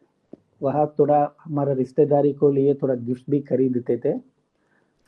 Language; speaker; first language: Hindi; non-native, local second language; Telugu